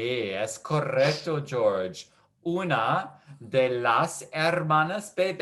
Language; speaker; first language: Spanish; non-native, learner; English